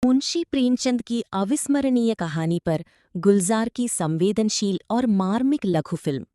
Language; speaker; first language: Hindi; non-native, local second language; Malayalam